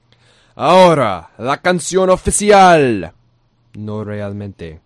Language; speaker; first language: Spanish; non-native, learner; English